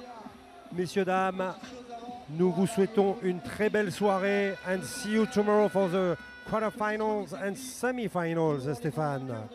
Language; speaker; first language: French; native; French